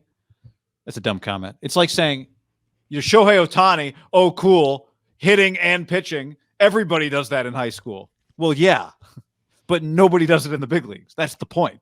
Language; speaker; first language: English; native; English